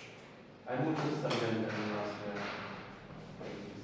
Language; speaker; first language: Spanish; non-native, learner; English